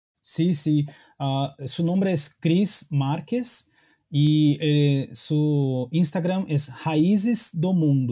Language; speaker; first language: Spanish; non-native, fluent; Portuguese